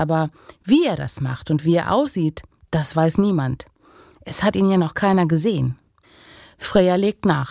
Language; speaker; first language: German; native; German